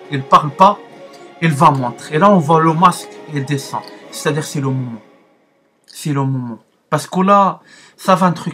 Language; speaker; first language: French; non-native, learner; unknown